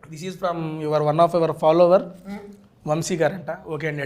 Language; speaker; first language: Telugu; native; Telugu